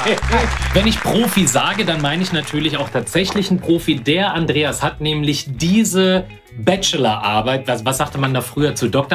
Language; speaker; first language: German; native; German